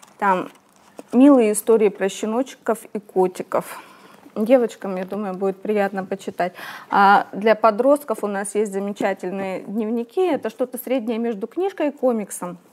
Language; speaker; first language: Russian; native; Russian